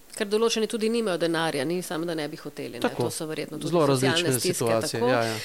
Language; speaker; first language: Slovenian; native; Slovenian